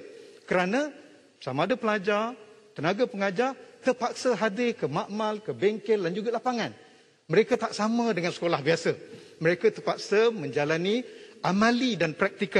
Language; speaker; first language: Malay; native; Malay